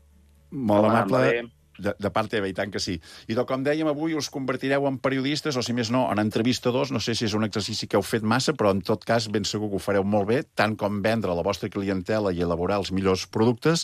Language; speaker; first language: Catalan; native; Catalan